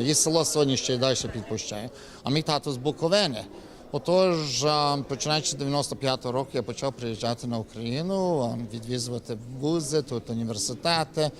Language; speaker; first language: Ukrainian; early bilingual, heritage; Ukrainian